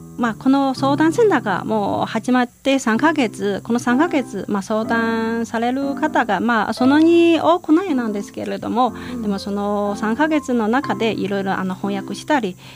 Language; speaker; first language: Japanese; non-native, fluent; Chinese